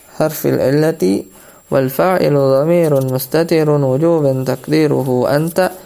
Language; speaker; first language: Arabic; non-native, fluent; Indonesian